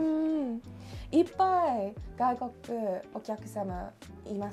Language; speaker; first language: Japanese; non-native, learner; English